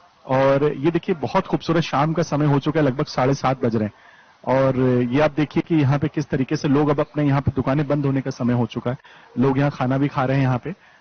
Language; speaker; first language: Hindi; native; Hindi